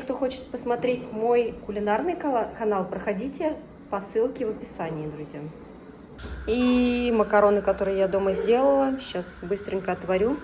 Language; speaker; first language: Russian; native; Russian